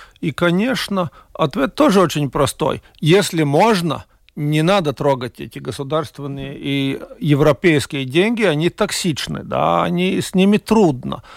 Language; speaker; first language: Russian; non-native, local second language; Latvian